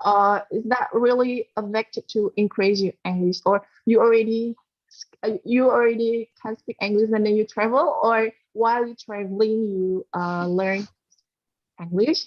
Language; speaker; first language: English; non-native, learner; Indonesian